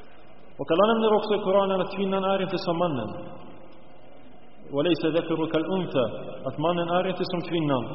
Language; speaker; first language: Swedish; early bilingual, other home language; Arabic